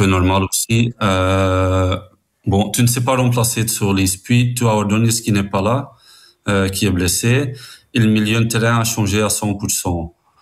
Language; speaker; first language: French; non-native, fluent; Dutch